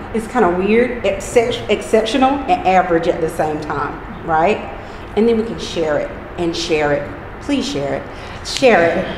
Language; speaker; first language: English; native; English